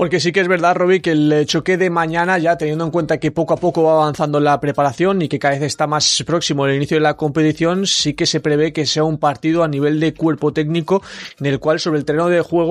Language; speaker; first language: Spanish; native; Spanish